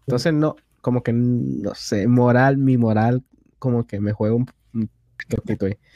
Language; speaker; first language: Spanish; native; Spanish